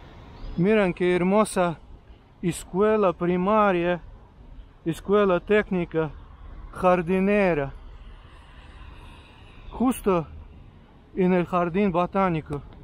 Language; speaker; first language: Spanish; non-native, fluent; Russian